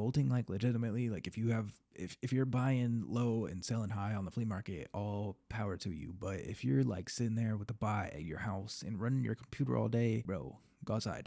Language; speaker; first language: English; native; English